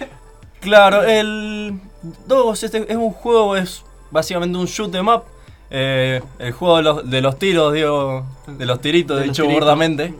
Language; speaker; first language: Spanish; native; Spanish